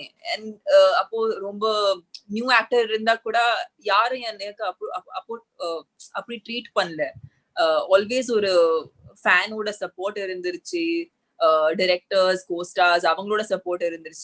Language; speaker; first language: Tamil; non-native, local second language; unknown